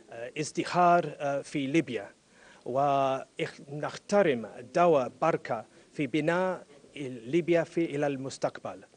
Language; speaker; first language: Arabic; non-native, learner; English